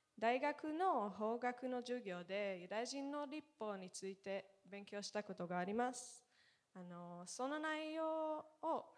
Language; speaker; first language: Japanese; non-native, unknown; Hebrew